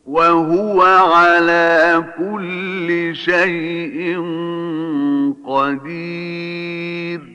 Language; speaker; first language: Arabic; native; Arabic